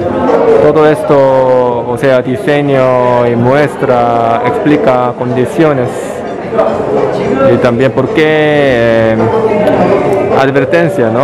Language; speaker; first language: Spanish; non-native, fluent; Korean